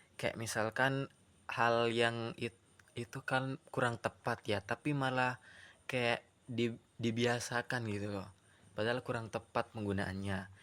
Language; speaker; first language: Indonesian; non-native, local second language; Madurese